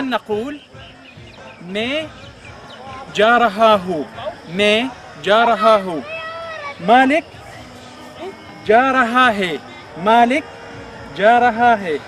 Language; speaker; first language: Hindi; non-native, fluent; Arabic